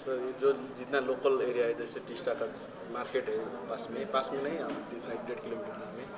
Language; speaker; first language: Hindi; non-native, local second language; Nepali